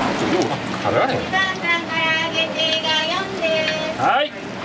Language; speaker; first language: Japanese; native; Japanese